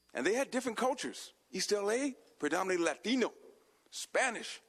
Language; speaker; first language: English; native; English